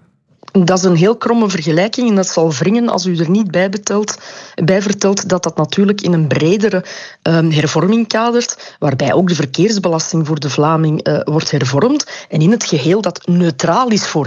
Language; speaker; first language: Dutch; native; Dutch